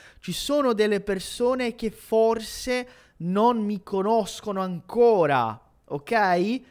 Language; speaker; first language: Italian; non-native, fluent; Portuguese